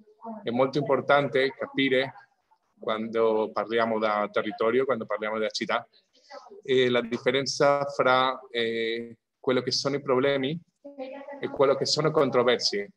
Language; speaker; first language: Italian; non-native, fluent; Spanish